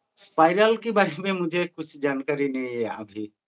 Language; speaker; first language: Hindi; non-native, local second language; Bangla